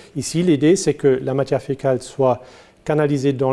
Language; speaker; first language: French; non-native, fluent; German